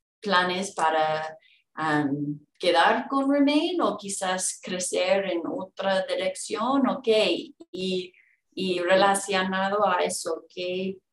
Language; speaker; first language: Spanish; non-native, fluent; English